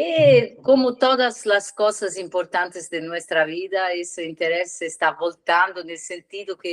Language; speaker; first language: Spanish; non-native, learner; Italian